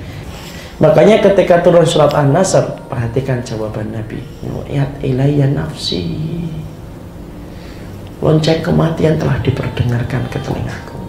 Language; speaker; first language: Indonesian; native; Indonesian